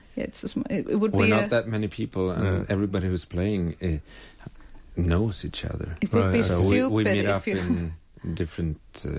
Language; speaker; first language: English; non-native, fluent; Swedish